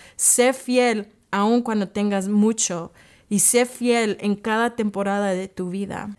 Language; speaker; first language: Spanish; early bilingual, heritage; English